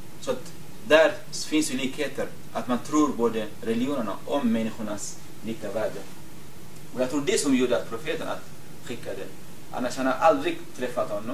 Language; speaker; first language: Swedish; non-native, fluent; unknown